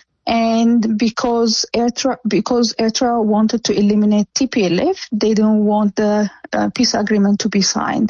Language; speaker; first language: English; non-native, fluent; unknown